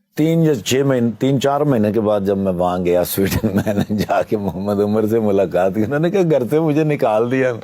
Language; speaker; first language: Urdu; non-native, local second language; Punjabi